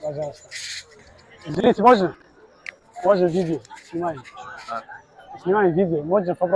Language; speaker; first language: Russian; non-native, learner; Somali